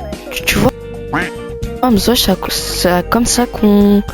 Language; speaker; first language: French; native; French